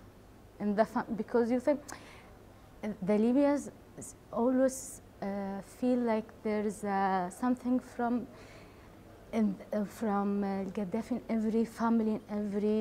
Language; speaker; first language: English; non-native, learner; Arabic